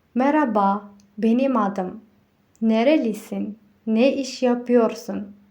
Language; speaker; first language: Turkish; non-native, fluent; Uzbek